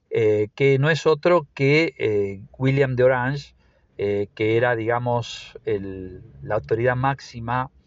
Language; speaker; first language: Spanish; native; Spanish